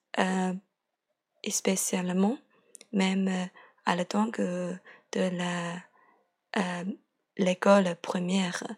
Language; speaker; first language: French; non-native, learner; Chinese